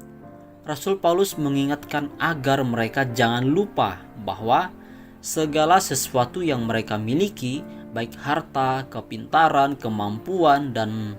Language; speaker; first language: Indonesian; native; Indonesian